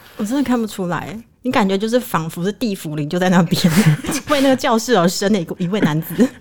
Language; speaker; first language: Chinese; native; Chinese